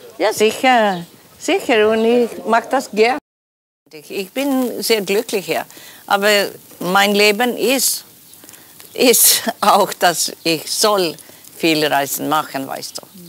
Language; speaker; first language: German; non-native, learner; Polish